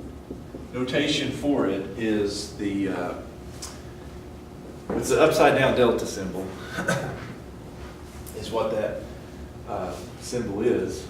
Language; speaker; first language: English; native; English